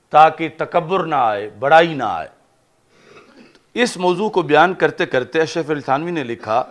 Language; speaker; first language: Urdu; non-native, local second language; Punjabi